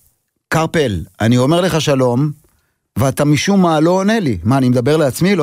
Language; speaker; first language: Hebrew; native; Hebrew